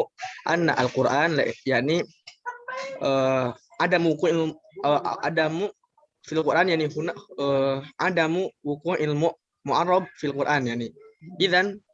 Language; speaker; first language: Arabic; non-native, learner; Indonesian